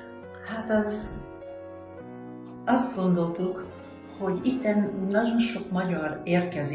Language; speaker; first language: Hungarian; early bilingual, heritage; Hungarian